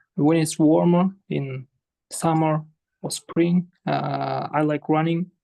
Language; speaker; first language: English; non-native, fluent; Kazakh